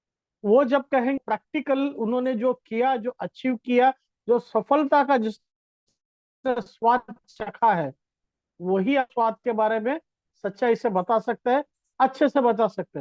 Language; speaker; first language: Hindi; native; Hindi